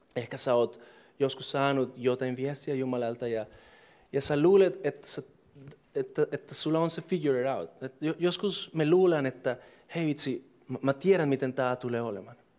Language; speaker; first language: Finnish; non-native, fluent; English